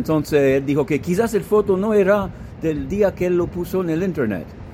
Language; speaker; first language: Spanish; non-native, fluent; English